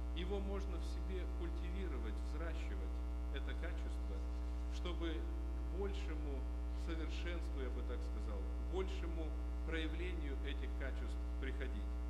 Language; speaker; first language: Russian; native; Russian